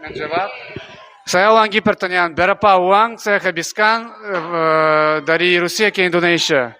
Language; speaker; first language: Indonesian; non-native, learner; Russian